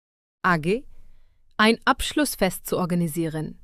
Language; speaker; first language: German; non-native, fluent; Hindi